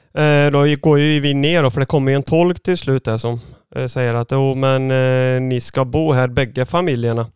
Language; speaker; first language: Swedish; early bilingual, other home language; Bosnian